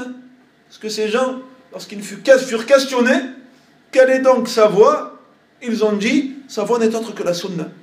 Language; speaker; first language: French; native; French